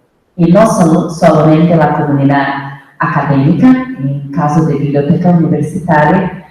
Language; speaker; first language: Spanish; non-native, fluent; Portuguese